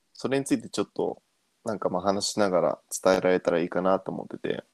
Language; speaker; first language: Japanese; early bilingual, other home language; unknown